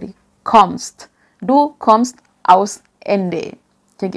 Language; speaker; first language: German; non-native, fluent; Indonesian